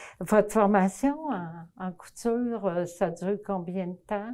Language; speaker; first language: French; native; French